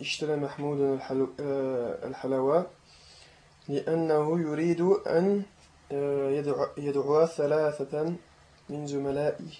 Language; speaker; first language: Arabic; non-native, learner; French